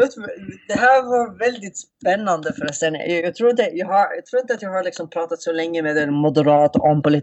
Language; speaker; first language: Swedish; non-native, fluent; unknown